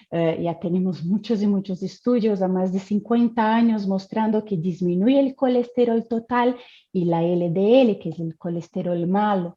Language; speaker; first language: Spanish; non-native, fluent; Portuguese